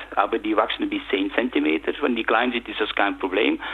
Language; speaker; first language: German; non-native, fluent; Dutch